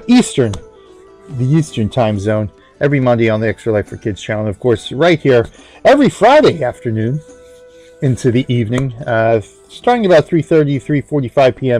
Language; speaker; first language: English; native; English